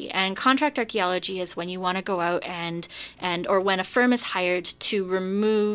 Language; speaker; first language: English; native; English